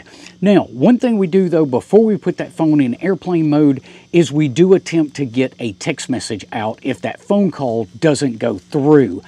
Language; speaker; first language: English; native; English